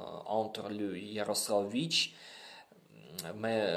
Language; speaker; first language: French; non-native, learner; Ukrainian